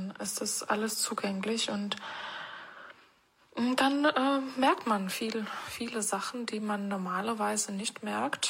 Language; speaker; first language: German; non-native, fluent; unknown